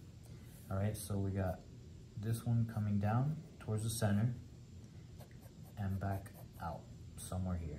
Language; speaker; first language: English; native; English